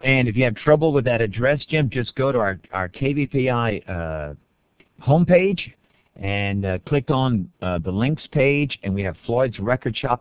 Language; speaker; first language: English; native; English